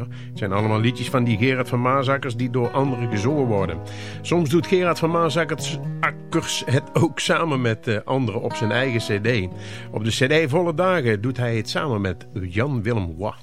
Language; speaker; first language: Dutch; native; Dutch